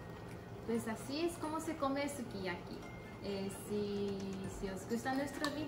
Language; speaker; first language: Spanish; non-native, fluent; Japanese